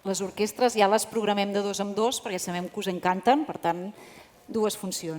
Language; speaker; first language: Catalan; native; Catalan